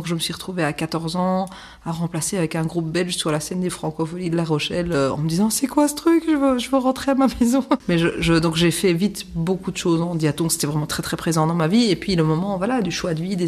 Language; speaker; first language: French; native; French